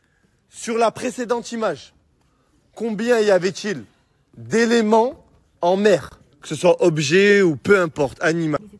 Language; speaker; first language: French; native; French